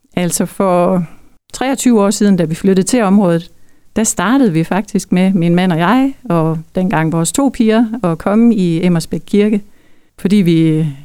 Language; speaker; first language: Danish; native; Danish